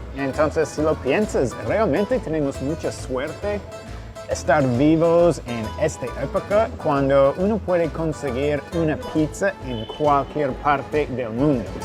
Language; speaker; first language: Spanish; non-native, fluent; English